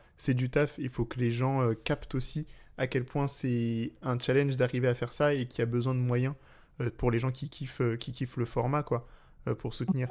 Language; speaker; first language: French; native; French